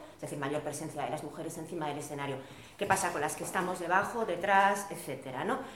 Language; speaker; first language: Spanish; non-native, local second language; Galician